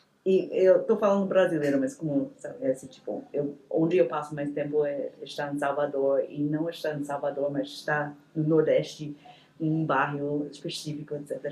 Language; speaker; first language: Portuguese; non-native, fluent; English